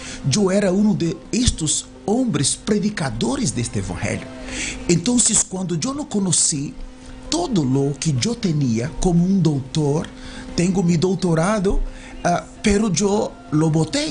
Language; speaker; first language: Spanish; non-native, learner; Portuguese